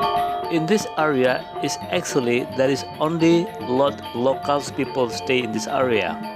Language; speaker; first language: English; non-native, learner; Indonesian